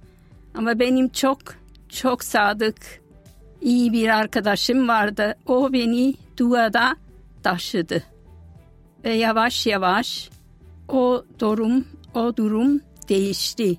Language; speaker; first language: Turkish; non-native, fluent; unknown